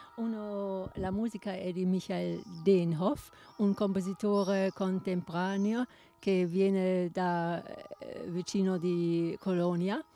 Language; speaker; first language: Italian; non-native, learner; German